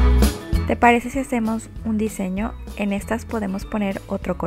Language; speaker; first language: Spanish; native; Spanish